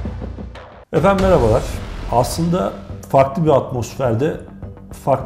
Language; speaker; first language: Turkish; native; Turkish